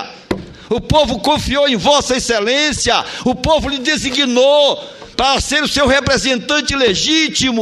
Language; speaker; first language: Portuguese; native; Portuguese